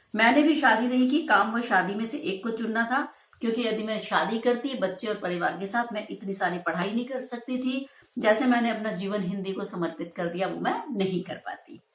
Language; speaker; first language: Hindi; native; Hindi